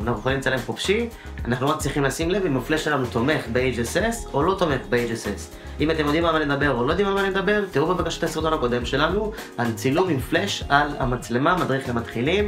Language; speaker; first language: Hebrew; native; Hebrew